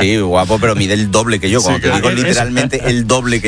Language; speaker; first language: Spanish; native; Spanish